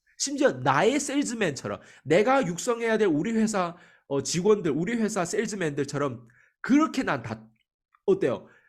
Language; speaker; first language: Korean; native; Korean